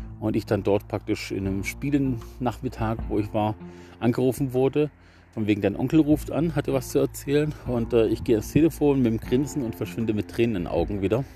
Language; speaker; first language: German; native; German